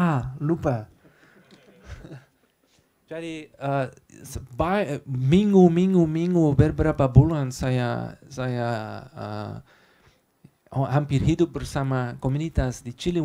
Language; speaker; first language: Indonesian; non-native, learner; Dutch